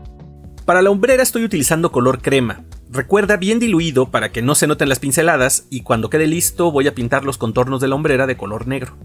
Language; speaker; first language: Spanish; native; Spanish